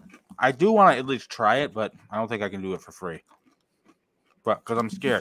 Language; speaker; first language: English; native; English